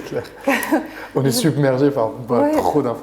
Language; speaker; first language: French; native; French